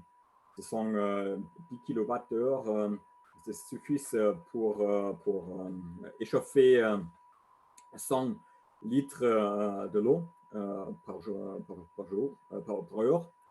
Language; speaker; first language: French; non-native, learner; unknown